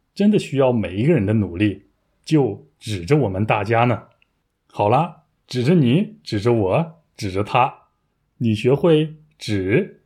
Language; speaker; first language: Chinese; native; Chinese